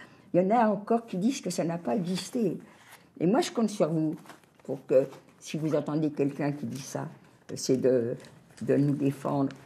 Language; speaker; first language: French; native; French